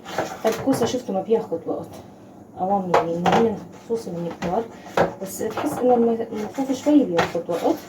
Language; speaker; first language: Arabic; native; Arabic